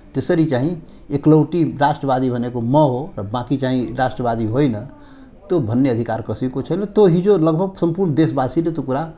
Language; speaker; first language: Nepali; non-native, local second language; Maithili